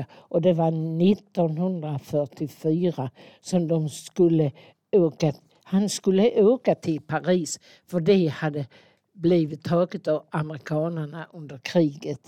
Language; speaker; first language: Swedish; native; Swedish